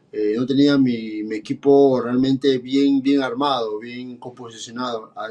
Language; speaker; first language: Spanish; native; Spanish